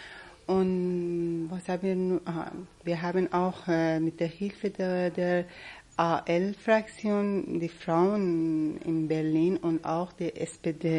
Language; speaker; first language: German; non-native, fluent; Persian